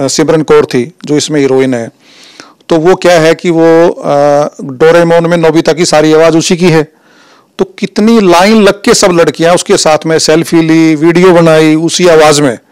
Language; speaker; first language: Hindi; native; Hindi